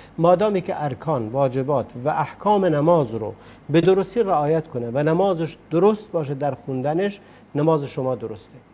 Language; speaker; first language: Persian; native; Persian